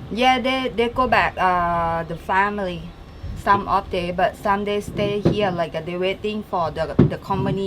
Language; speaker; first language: English; non-native, learner; Thai